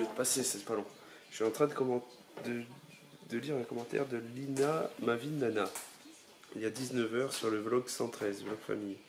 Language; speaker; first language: French; native; French